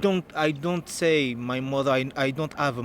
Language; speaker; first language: English; non-native, learner; French